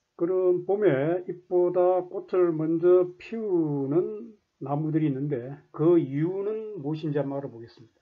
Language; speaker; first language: Korean; native; Korean